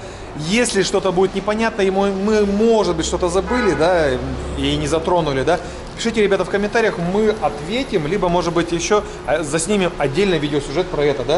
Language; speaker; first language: Russian; native; Russian